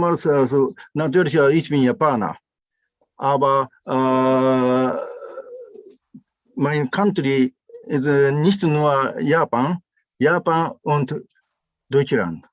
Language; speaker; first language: German; non-native, learner; Japanese